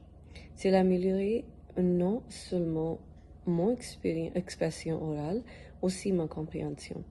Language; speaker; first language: French; non-native, learner; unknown